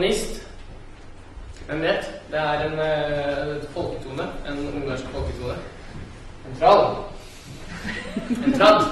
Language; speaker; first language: Norwegian; early bilingual, other home language; Russian